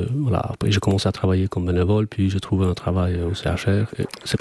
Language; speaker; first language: French; non-native, fluent; Albanian